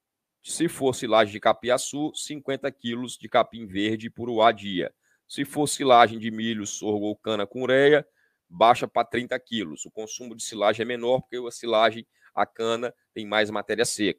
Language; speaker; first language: Portuguese; native; Portuguese